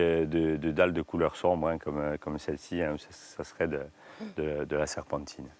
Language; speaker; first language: French; native; French